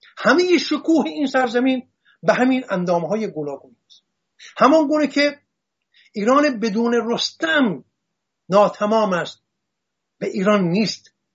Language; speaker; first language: Persian; non-native, local second language; Assyrian Neo-Aramaic